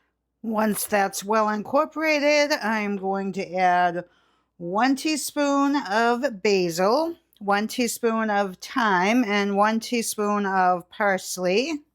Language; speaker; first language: English; native; English